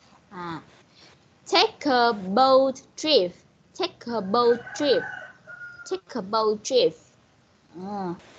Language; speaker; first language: English; non-native, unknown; Vietnamese